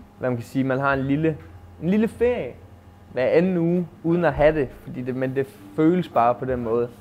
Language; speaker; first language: Danish; native; Danish